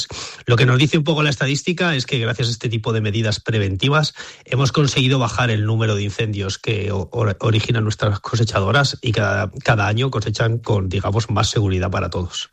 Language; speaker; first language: Spanish; native; Spanish